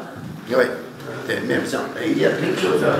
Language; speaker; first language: French; non-native, learner; Japanese